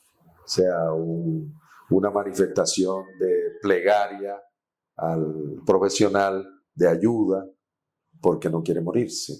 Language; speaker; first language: Spanish; native; Spanish